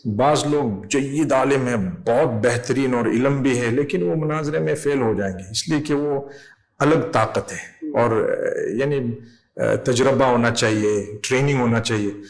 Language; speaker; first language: Urdu; non-native, fluent; English